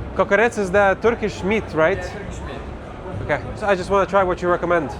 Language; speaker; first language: English; non-native, learner; Lithuanian